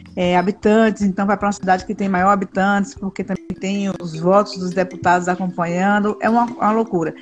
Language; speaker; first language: Portuguese; native; Portuguese